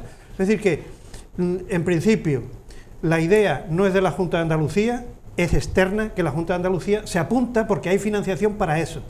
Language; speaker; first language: Spanish; native; Spanish